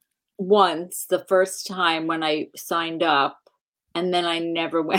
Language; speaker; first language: English; native; English